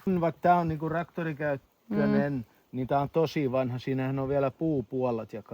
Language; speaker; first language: Finnish; native; Finnish